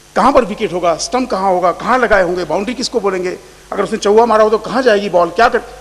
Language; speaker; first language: Hindi; non-native, local second language; Marathi